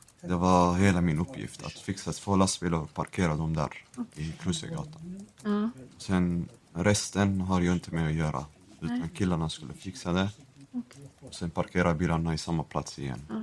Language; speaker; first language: Swedish; non-native, fluent; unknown